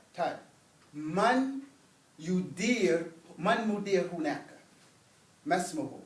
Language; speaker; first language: Arabic; non-native, fluent; English